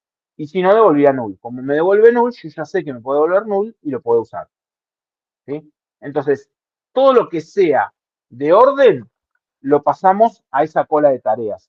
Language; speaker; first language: Spanish; native; Spanish